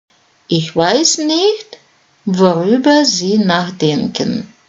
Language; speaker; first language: German; non-native, fluent; Russian